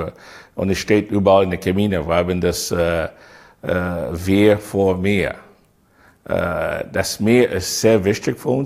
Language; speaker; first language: German; non-native, learner; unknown